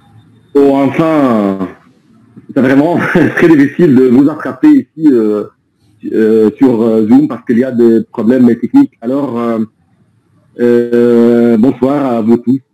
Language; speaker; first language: French; non-native, fluent; Arabic